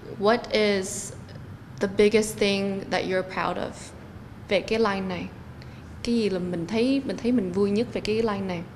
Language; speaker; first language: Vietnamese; early bilingual, heritage; Vietnamese